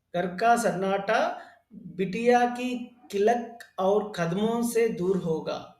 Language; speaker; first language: Hindi; non-native, local second language; Telugu